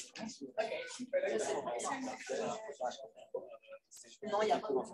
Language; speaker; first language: French; non-native, fluent; Dutch